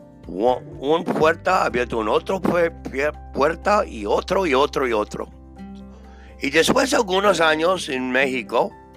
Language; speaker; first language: Spanish; non-native, learner; English